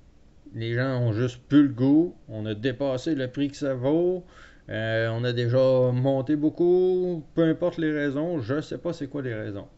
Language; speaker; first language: French; native; French